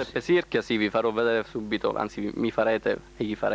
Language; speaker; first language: Italian; native; Italian